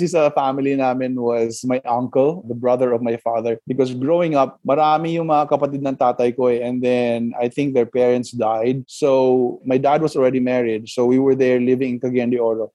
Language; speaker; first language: English; non-native, local second language; Cebuano